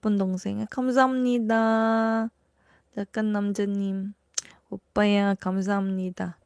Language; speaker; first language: Korean; non-native, learner; Filipino